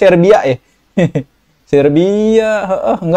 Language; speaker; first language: English; non-native, learner; Indonesian